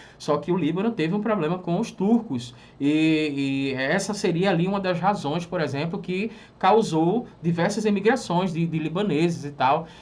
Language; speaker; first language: Portuguese; native; Portuguese